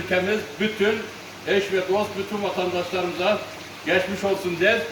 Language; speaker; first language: Turkish; native; Turkish